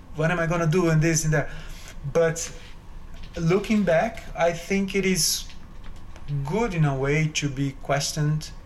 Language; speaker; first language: English; non-native, fluent; Portuguese